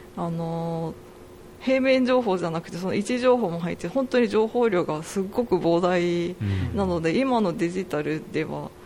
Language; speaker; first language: Japanese; native; Japanese